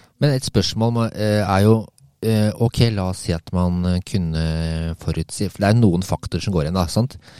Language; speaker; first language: Norwegian; native; Norwegian